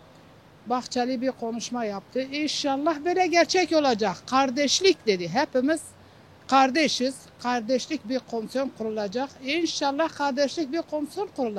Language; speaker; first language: Turkish; non-native, local second language; Kurdish